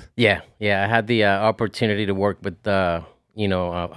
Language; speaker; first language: English; non-native, fluent; Spanish